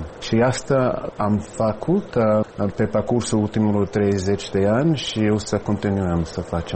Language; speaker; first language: Romanian; non-native, fluent; English